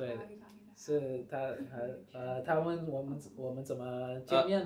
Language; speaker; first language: Chinese; early bilingual, heritage; Chinese